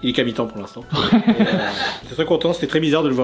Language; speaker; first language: French; native; French